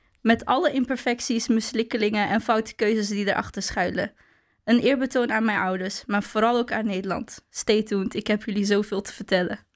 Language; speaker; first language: Dutch; early bilingual, other home language; Arabic